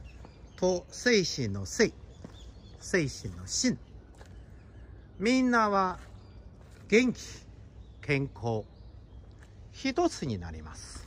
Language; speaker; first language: Japanese; non-native, fluent; Chinese